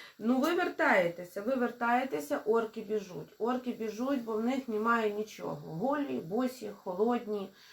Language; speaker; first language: Ukrainian; non-native, local second language; Russian